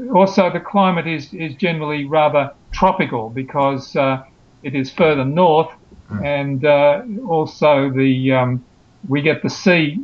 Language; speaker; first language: English; native; English